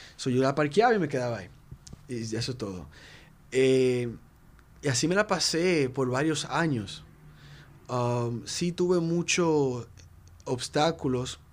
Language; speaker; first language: Spanish; native; Spanish